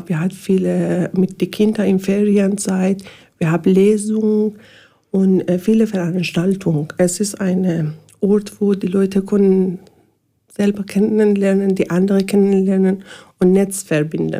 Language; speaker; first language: German; non-native, learner; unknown